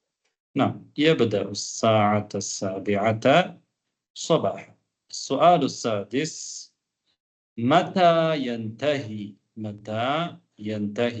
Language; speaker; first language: Arabic; non-native, fluent; Tamil